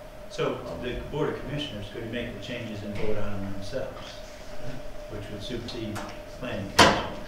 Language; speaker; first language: English; native; English